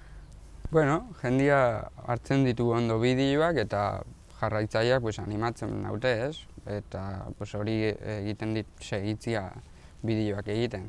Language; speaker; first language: Basque; non-native, local second language; Spanish